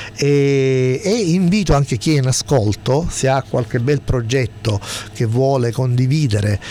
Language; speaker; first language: Italian; native; Italian